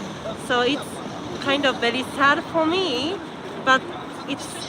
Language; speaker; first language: English; non-native, fluent; Japanese